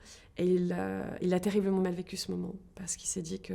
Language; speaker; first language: French; native; French